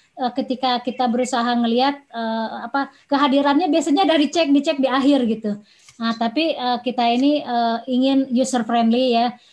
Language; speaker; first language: Indonesian; native; Indonesian